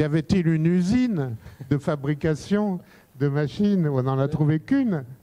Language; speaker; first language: French; native; French